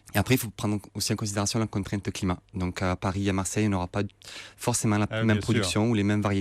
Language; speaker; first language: French; native; French